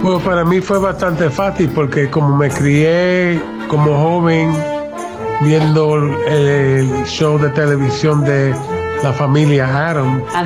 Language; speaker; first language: Spanish; early bilingual, heritage; English